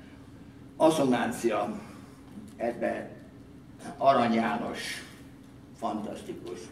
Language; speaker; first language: Hungarian; early bilingual, heritage; Hungarian